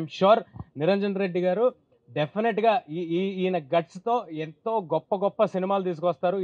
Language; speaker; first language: Telugu; native; Telugu